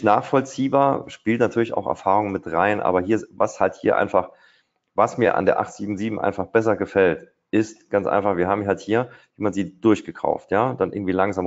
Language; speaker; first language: German; native; German